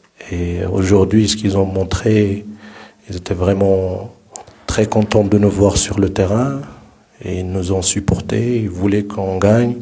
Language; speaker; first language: French; non-native, local second language; Arabic